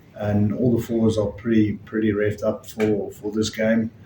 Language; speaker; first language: English; non-native, local second language; Afrikaans